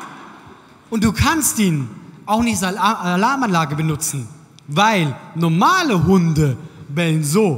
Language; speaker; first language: German; native; German